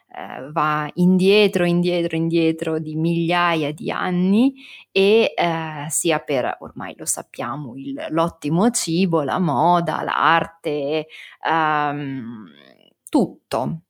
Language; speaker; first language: Italian; native; Italian